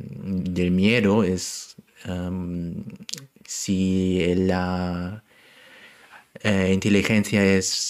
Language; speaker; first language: Spanish; non-native, learner; German